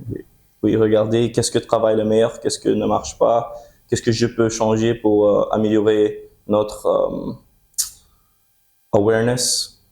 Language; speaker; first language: French; early bilingual, heritage; French